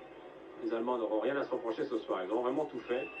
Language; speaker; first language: French; native; French